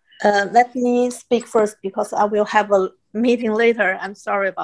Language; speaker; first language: English; non-native, fluent; Chinese